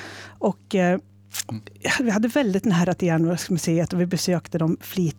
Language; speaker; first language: Swedish; native; Swedish